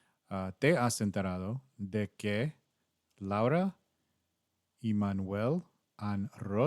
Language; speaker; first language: Spanish; non-native, learner; English